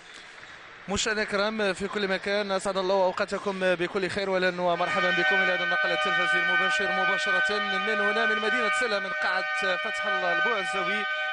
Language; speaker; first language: Arabic; native; Arabic